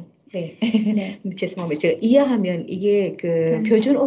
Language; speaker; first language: Korean; non-native, fluent; Indonesian